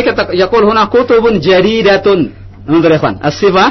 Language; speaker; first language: Arabic; non-native, fluent; Indonesian